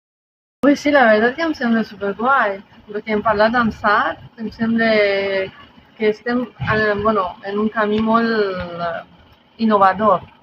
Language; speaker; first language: Catalan; non-native, local second language; Spanish